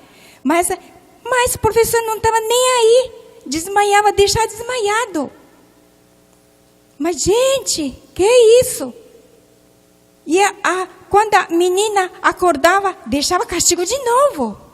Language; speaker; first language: Portuguese; non-native, local second language; Japanese